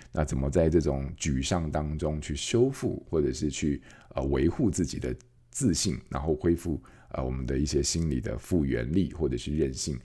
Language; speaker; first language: Chinese; native; Chinese